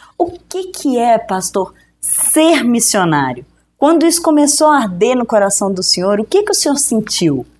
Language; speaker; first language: Portuguese; native; Portuguese